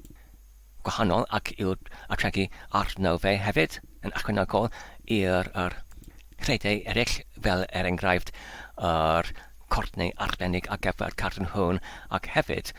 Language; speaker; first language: Welsh; non-native, learner; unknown